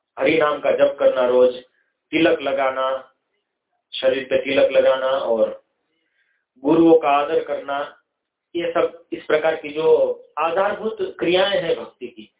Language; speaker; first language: Hindi; non-native, local second language; Gujarati